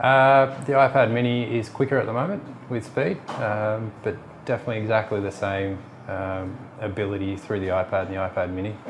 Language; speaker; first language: English; native; English